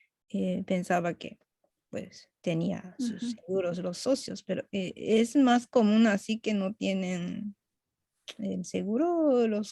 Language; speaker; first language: Spanish; non-native, fluent; Japanese